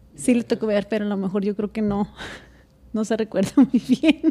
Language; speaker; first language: Spanish; native; Spanish